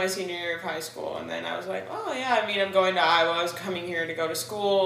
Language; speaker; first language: English; native; English